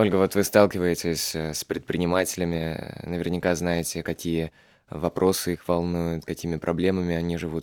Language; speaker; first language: Russian; native; Russian